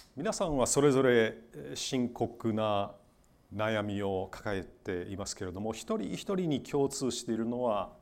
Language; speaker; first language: Japanese; non-native, fluent; English